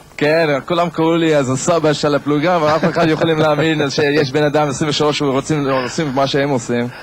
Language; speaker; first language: Hebrew; non-native, learner; English